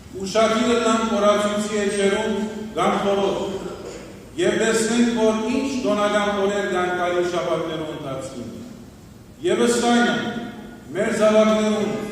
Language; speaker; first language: Armenian; early bilingual, heritage; Armenian